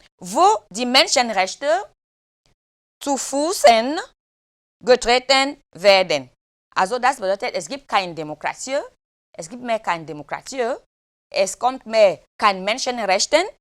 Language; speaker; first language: German; non-native, fluent; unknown